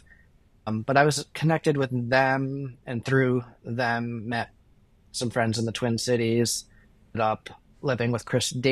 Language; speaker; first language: English; native; English